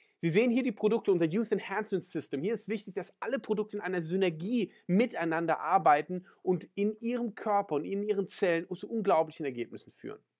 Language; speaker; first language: German; native; German